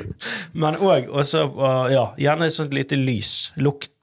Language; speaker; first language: Norwegian; native; Norwegian